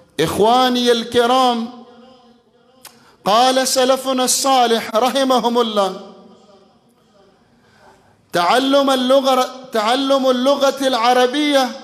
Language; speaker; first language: Arabic; non-native, fluent; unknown